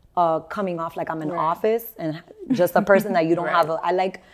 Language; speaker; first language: English; native; English